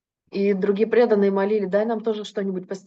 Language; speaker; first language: Russian; native; Russian